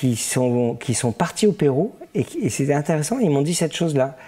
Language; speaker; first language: French; native; French